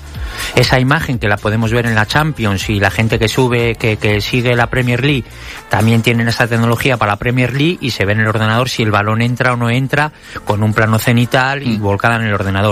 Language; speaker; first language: Spanish; native; Spanish